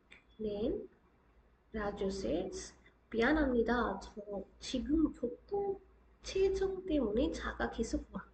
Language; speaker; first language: Korean; non-native, fluent; Hindi